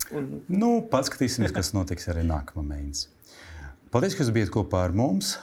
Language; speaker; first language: Latvian; non-native, local second language; Russian